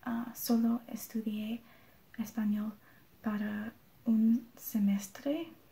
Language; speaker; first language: Spanish; non-native, learner; English